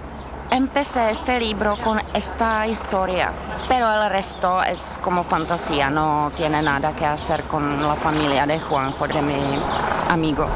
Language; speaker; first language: Spanish; non-native, fluent; Czech